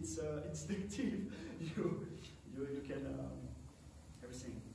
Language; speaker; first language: English; non-native, learner; French